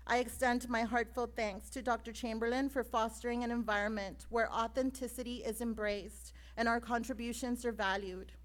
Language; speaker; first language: English; native; English